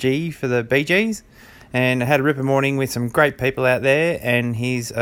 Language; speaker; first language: English; non-native, fluent; Russian